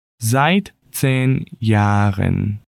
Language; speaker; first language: German; non-native, fluent; Portuguese